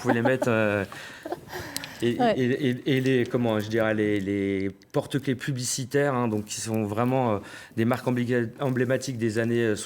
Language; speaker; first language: French; native; French